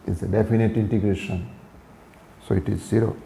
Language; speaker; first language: English; non-native, local second language; Gujarati